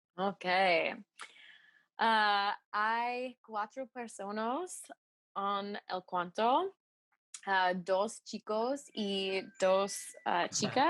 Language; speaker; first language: Spanish; non-native, learner; English